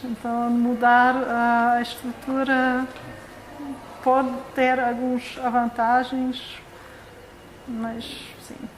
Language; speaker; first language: Portuguese; non-native, fluent; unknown